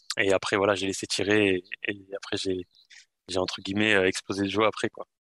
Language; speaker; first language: French; native; French